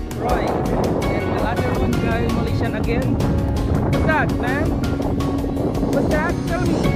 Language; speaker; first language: English; non-native, local second language; Filipino